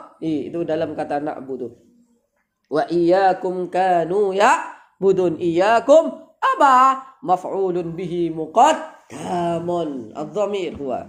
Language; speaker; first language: Arabic; non-native, fluent; Indonesian